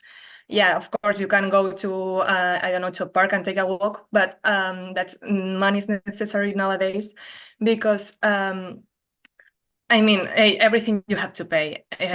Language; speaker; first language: English; non-native, fluent; Spanish